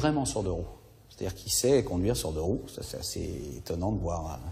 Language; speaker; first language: French; native; French